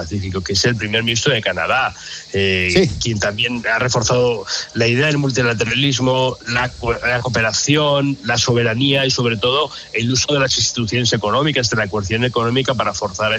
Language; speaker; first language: Spanish; native; Spanish